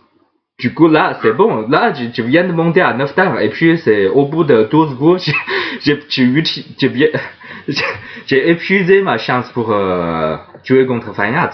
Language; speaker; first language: French; non-native, fluent; Chinese